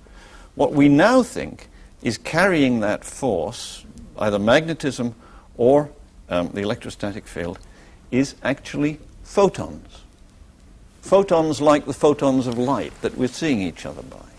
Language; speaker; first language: English; native; English